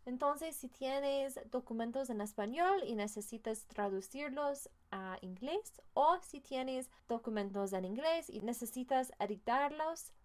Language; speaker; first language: Spanish; non-native, fluent; English